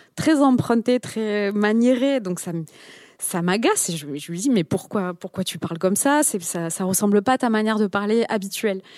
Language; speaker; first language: French; native; French